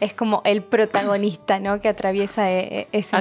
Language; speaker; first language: Spanish; native; Spanish